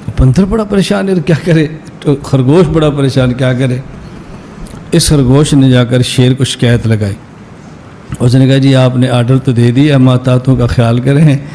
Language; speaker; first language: Urdu; non-native, local second language; Punjabi